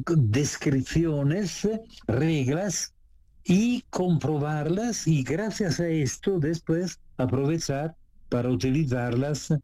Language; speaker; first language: Spanish; non-native, fluent; Italian